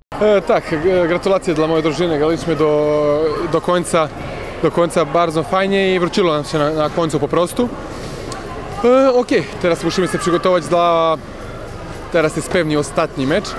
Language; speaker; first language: Polish; non-native, learner; Serbian